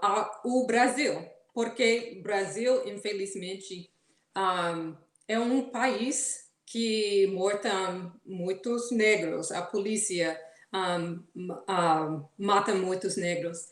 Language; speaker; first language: Portuguese; non-native, fluent; English